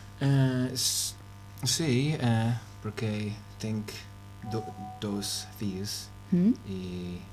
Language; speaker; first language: Catalan; non-native, learner; English